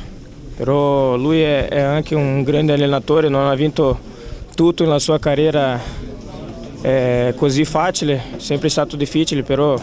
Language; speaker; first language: Italian; non-native, fluent; Portuguese